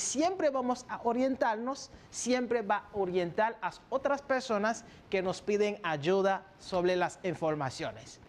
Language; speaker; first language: Spanish; non-native, fluent; French